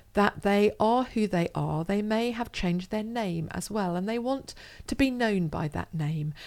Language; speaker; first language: English; native; English